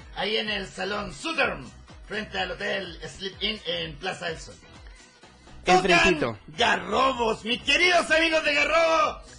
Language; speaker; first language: Spanish; native; Spanish